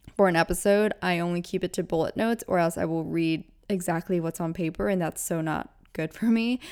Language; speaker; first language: English; native; English